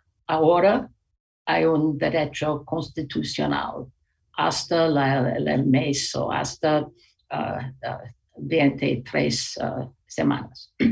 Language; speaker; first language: Spanish; non-native, learner; English